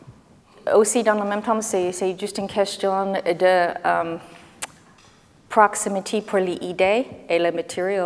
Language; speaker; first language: French; non-native, learner; English